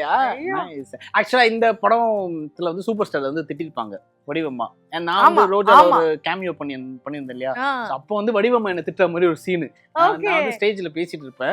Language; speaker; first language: Tamil; native; Tamil